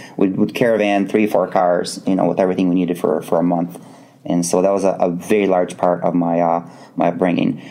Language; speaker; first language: English; non-native, fluent; Portuguese